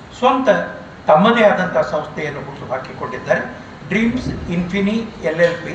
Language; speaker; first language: Kannada; native; Kannada